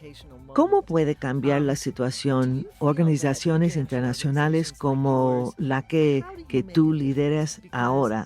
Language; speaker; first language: Spanish; non-native, fluent; English